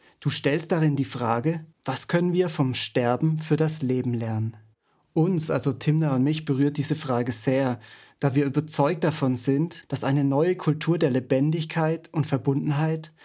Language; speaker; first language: German; native; German